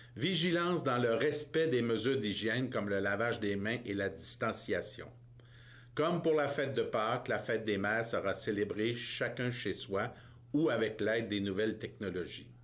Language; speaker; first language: French; native; French